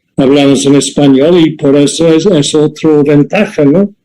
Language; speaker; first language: Spanish; non-native, fluent; English